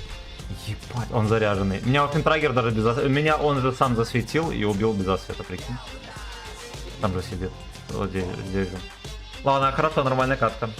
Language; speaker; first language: Russian; native; Russian